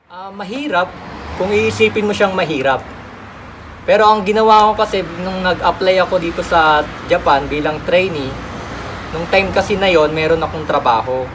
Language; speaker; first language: Filipino; native; Filipino